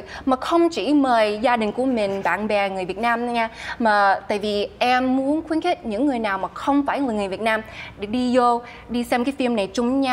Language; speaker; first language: Vietnamese; early bilingual, heritage; Vietnamese